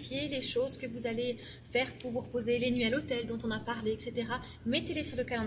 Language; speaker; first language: French; native; French